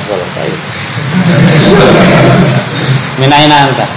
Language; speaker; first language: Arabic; non-native, fluent; Indonesian